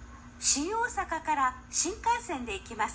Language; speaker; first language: Japanese; non-native, learner; Filipino